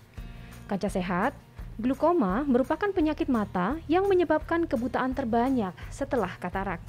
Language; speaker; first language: Indonesian; native; Indonesian